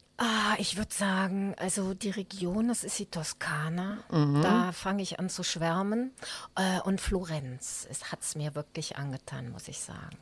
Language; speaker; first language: German; native; German